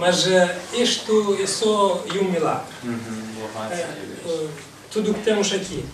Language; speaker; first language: Portuguese; non-native, fluent; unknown